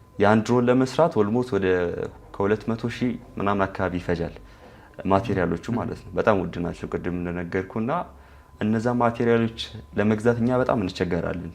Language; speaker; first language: Amharic; non-native, local second language; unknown